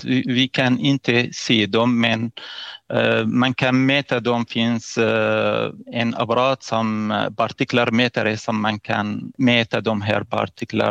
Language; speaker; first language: Swedish; non-native, fluent; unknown